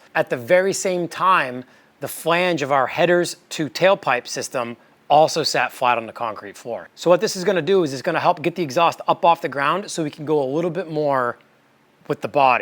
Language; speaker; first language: English; native; English